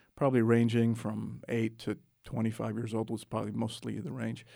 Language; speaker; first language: English; native; English